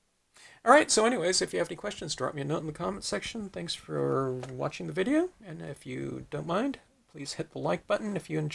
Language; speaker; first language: English; native; English